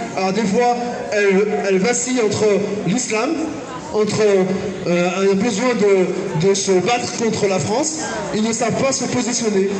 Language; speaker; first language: French; early bilingual, other home language; Arabic